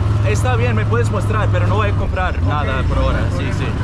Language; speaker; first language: Spanish; non-native, learner; English